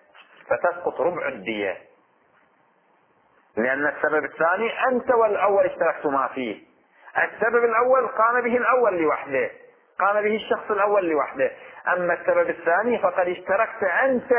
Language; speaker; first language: Arabic; native; Arabic